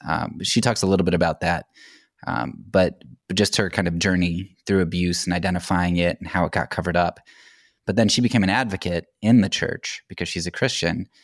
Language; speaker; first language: English; native; English